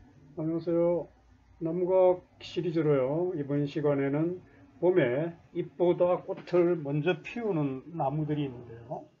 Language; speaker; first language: Korean; native; Korean